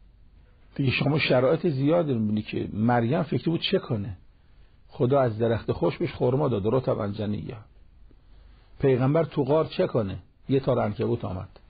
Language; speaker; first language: Persian; native; Persian